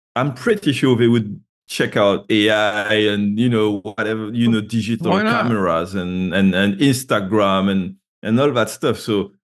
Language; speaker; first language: English; non-native, fluent; French